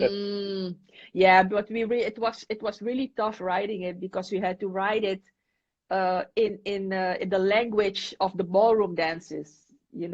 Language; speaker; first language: English; non-native, fluent; Dutch